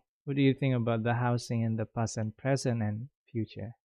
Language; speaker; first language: English; non-native, fluent; Indonesian